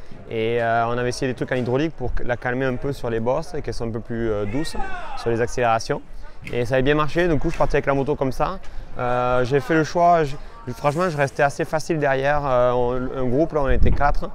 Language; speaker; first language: French; native; French